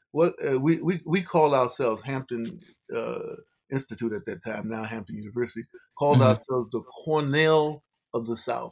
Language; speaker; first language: English; native; English